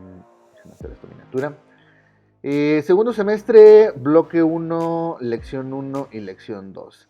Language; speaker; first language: Spanish; native; Spanish